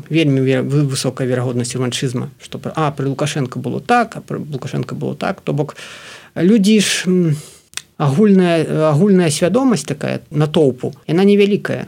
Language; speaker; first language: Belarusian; non-native, local second language; Russian